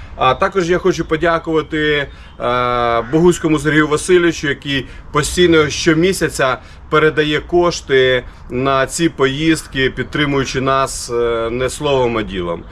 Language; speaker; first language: Ukrainian; non-native, local second language; Russian